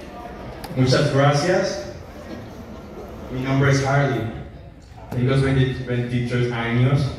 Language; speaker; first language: Spanish; early bilingual, heritage; Spanish